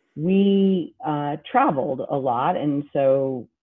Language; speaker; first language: English; native; English